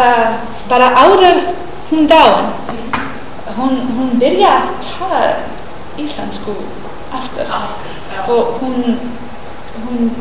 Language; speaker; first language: Icelandic; non-native, learner; English